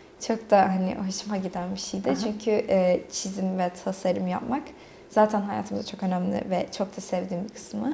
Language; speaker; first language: Turkish; early bilingual, other home language; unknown